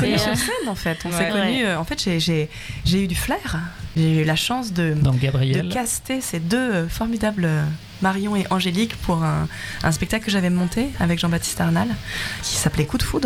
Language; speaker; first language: French; native; French